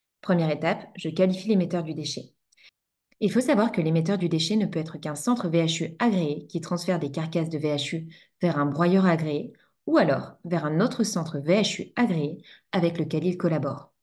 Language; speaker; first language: French; native; French